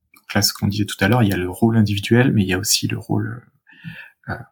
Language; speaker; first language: French; native; French